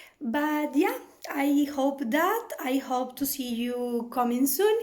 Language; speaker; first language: English; non-native, fluent; Spanish